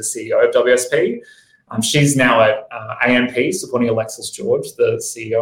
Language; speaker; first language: English; native; English